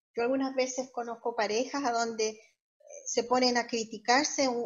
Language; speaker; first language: Spanish; native; Spanish